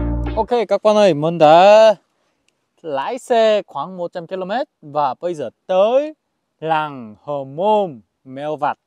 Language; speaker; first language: Vietnamese; non-native, fluent; Korean